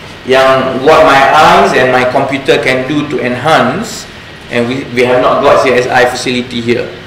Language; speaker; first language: English; non-native, local second language; Malay